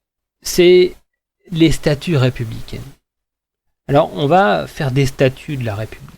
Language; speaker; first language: French; native; French